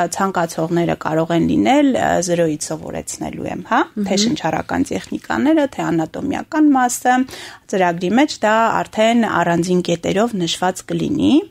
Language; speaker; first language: Armenian; native; Armenian